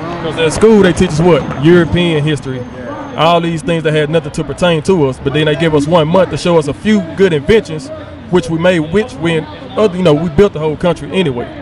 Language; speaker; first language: English; native; English